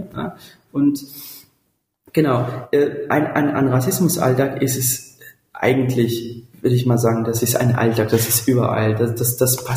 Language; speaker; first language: German; non-native, fluent; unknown